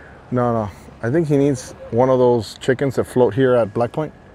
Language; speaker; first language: English; early bilingual, other home language; Spanish